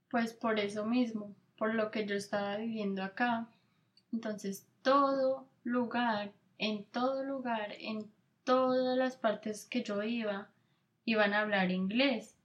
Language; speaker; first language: Spanish; native; Spanish